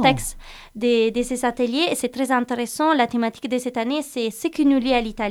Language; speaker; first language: French; non-native, fluent; Italian